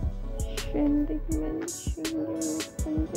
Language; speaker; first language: German; non-native, learner; Hindi